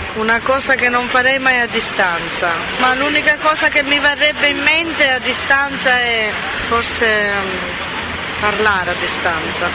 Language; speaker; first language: Italian; native; Italian